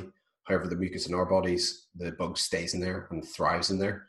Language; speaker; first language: English; native; English